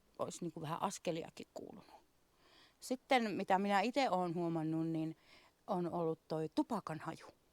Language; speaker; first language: Finnish; native; Finnish